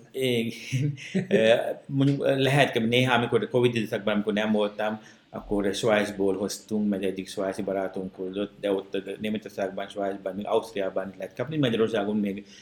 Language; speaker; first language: Hungarian; non-native, fluent; Sinhala